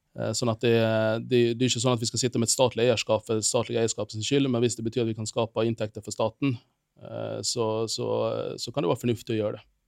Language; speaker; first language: Norwegian; non-native, fluent; Finnish